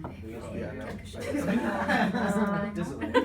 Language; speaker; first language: French; non-native, learner; English